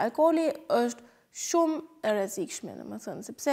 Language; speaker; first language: Albanian; non-native, fluent; German